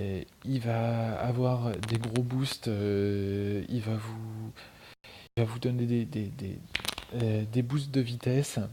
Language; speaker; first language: French; native; French